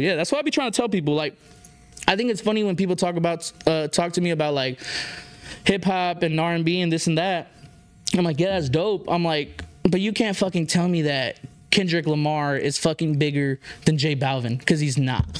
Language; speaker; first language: English; early bilingual, other home language; Spanish